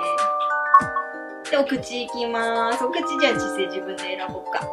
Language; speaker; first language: Japanese; native; Japanese